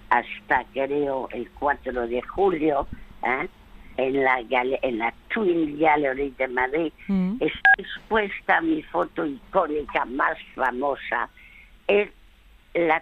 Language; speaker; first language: Spanish; early bilingual, other home language; French